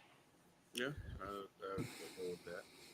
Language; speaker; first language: English; native; English